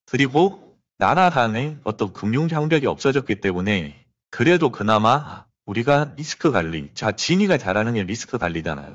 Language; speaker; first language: Korean; native; Korean